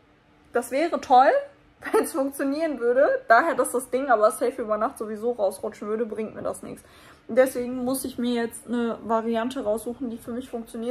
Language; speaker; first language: German; native; German